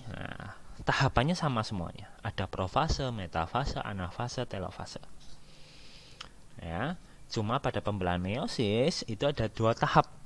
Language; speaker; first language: Indonesian; native; Indonesian